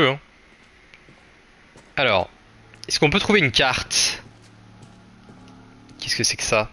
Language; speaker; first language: French; native; French